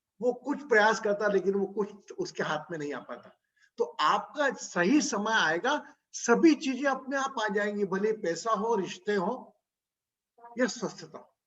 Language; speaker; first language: Hindi; native; Hindi